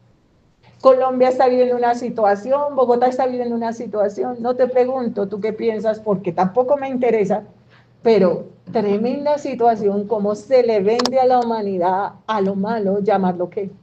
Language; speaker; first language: Spanish; native; Spanish